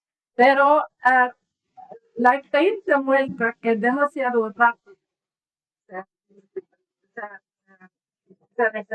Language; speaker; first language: Spanish; non-native, learner; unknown